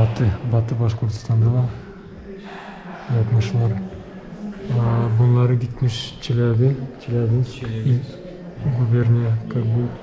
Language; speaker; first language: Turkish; non-native, learner; Bashkir